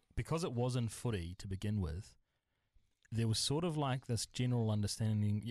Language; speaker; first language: English; native; English